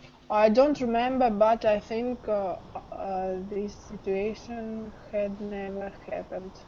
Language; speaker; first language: English; non-native, learner; Russian